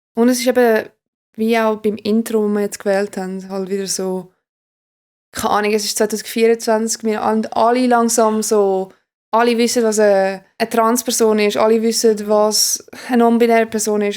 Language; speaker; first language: German; native; German